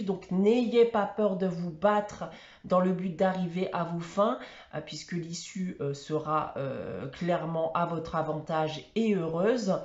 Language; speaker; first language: French; native; French